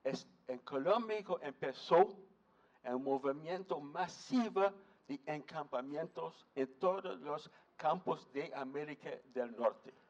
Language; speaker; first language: Spanish; non-native, fluent; English